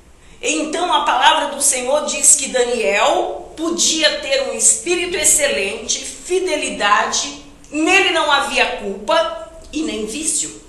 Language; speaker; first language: Portuguese; native; Portuguese